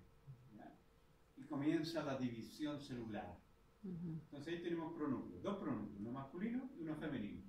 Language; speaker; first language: Spanish; native; Spanish